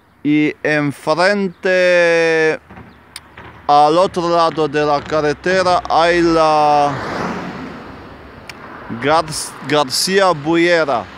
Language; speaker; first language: Spanish; non-native, fluent; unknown